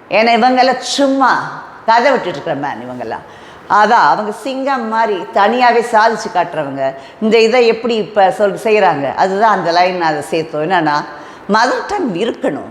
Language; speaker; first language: Tamil; non-native, local second language; Telugu